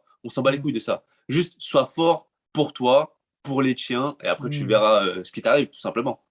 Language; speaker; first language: French; native; French